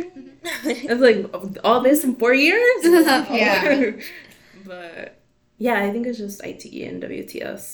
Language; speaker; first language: English; early bilingual, other home language; Spanish